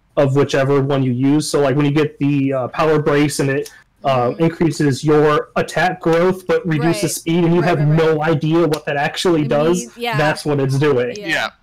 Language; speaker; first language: English; native; English